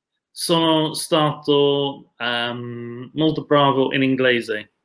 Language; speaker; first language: Italian; non-native, fluent; English